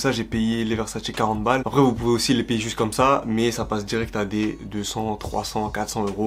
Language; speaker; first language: French; native; French